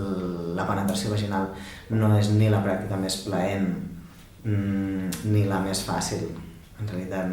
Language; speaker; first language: Catalan; native; Catalan